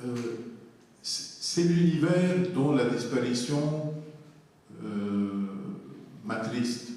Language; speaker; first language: French; non-native, local second language; Arabic